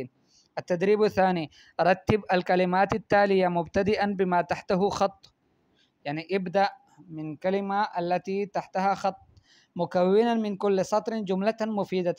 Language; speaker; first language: Arabic; non-native, fluent; Urdu